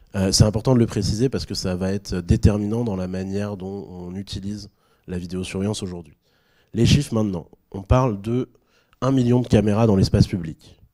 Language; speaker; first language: French; native; French